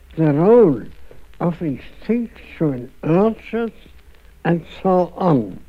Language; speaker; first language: English; non-native, fluent; German